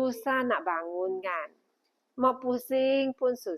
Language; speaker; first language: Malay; non-native, local second language; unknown